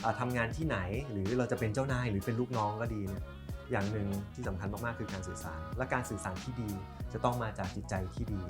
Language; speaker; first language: Thai; native; Thai